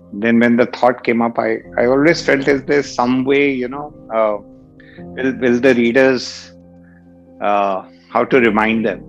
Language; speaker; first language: English; non-native, local second language; Hindi